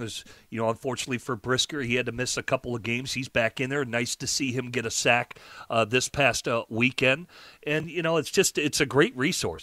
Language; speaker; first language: English; native; English